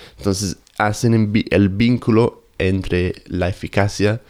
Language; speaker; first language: Spanish; native; Spanish